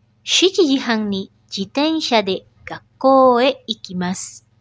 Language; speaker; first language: Japanese; non-native, fluent; Indonesian